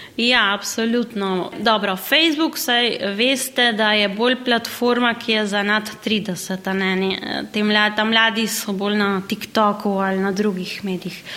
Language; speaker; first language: Slovenian; early bilingual, heritage; Slovenian